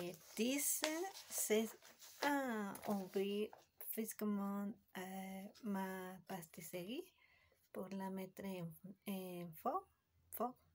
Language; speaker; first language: French; non-native, learner; Spanish